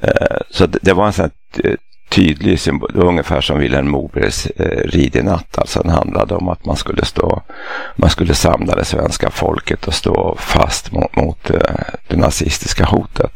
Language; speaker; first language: Swedish; native; Swedish